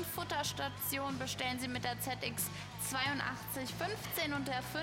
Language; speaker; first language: German; native; German